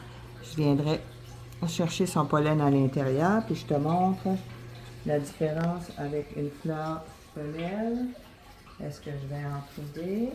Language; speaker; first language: French; native; French